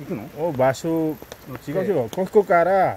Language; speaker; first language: Japanese; non-native, learner; Indonesian